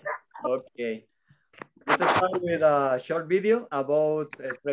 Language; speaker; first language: English; non-native, learner; Spanish